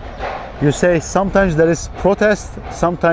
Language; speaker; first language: English; non-native, learner; Turkish